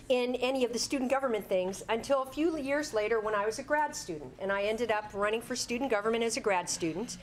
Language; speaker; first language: English; native; English